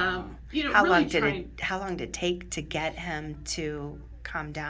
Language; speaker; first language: English; native; English